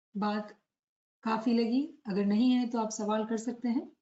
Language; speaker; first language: Hindi; non-native, local second language; Gujarati